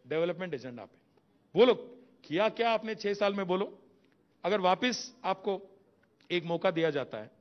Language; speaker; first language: Hindi; non-native, local second language; Telugu